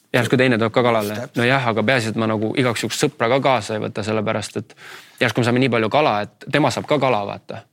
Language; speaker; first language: Estonian; native; Estonian